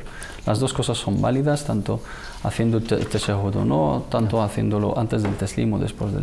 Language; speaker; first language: Spanish; native; Spanish